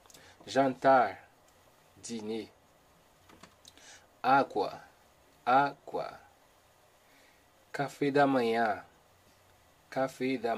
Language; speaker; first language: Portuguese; non-native, learner; Haitian Creole